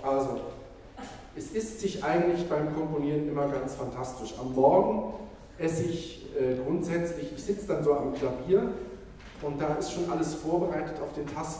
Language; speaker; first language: German; native; German